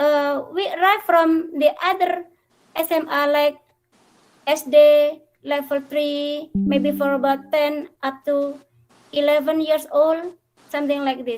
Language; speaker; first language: English; non-native, fluent; Indonesian